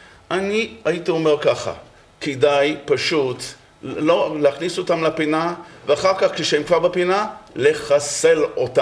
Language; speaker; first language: Hebrew; non-native, fluent; English